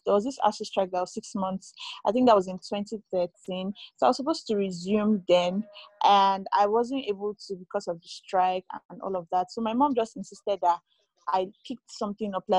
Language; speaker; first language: English; non-native, local second language; Yoruba